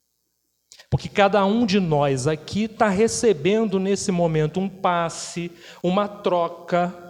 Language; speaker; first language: Portuguese; native; Portuguese